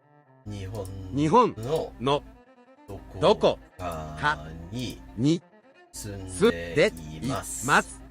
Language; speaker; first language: Japanese; non-native, fluent; English